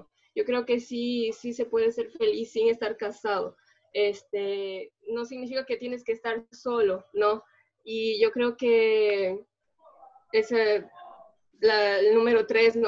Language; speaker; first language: Spanish; early bilingual, other home language; Portuguese